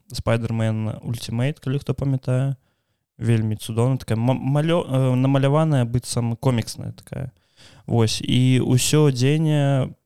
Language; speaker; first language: Belarusian; non-native, local second language; Russian